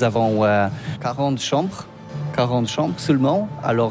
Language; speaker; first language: French; non-native, learner; Polish